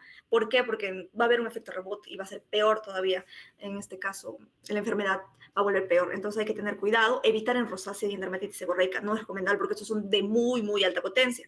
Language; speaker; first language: Spanish; native; Spanish